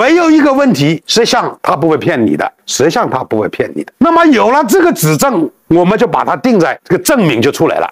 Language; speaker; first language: Chinese; native; Chinese